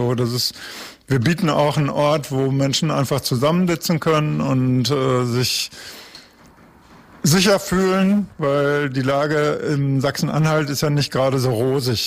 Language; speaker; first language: German; native; German